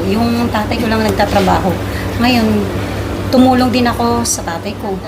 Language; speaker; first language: Filipino; native; Filipino